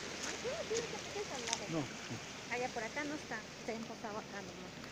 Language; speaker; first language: Spanish; native; Spanish